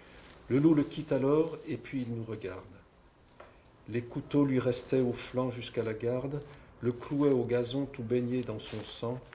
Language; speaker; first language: French; native; French